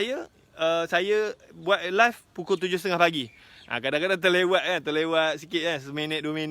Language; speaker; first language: Malay; native; Malay